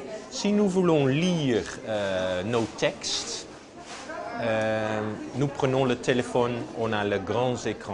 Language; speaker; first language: French; non-native, fluent; Dutch